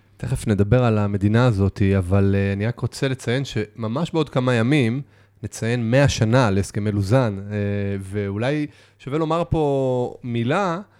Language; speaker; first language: Hebrew; native; Hebrew